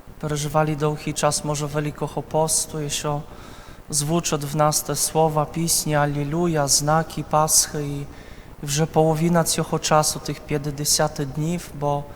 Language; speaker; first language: Ukrainian; non-native, fluent; Polish